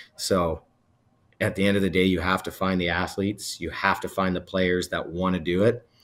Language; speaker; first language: English; native; English